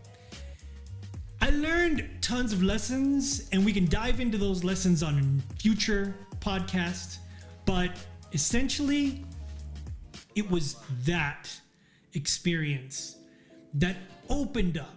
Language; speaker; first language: English; native; English